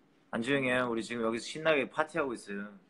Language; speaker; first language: Korean; early bilingual, heritage; Korean